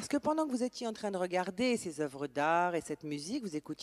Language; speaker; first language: French; native; French